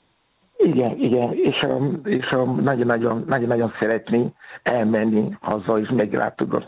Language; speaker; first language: Hungarian; non-native, fluent; Yoruba